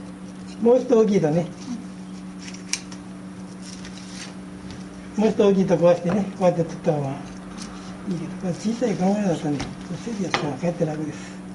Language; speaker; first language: Japanese; native; Japanese